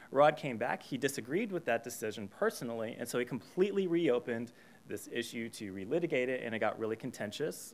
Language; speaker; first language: English; native; English